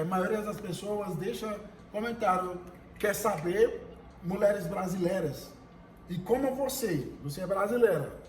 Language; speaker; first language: Portuguese; non-native, fluent; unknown